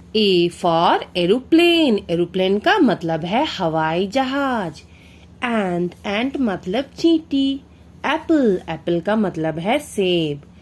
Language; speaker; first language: Hindi; non-native, local second language; Bangla